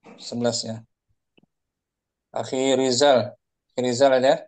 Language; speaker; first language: Indonesian; native; Indonesian